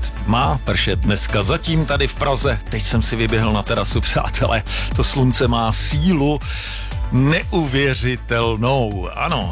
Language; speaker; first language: Czech; native; Czech